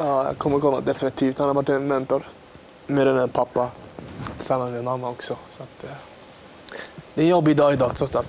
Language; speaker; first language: Swedish; early bilingual, other home language; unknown